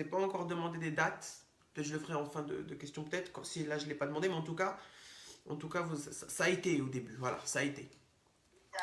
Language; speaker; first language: French; native; French